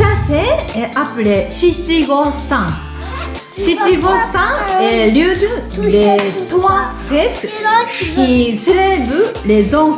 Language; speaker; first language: French; non-native, learner; Japanese